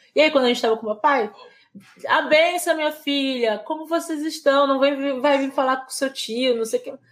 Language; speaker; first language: Portuguese; native; Portuguese